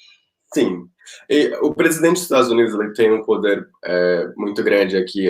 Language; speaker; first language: Portuguese; non-native, fluent; Spanish